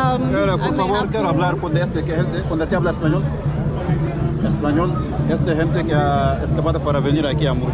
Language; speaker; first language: Spanish; non-native, learner; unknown